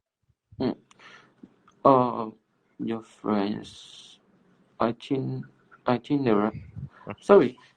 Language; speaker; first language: English; non-native, learner; Cantonese